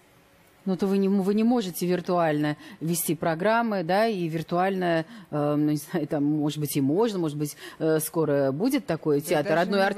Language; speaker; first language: Russian; native; Russian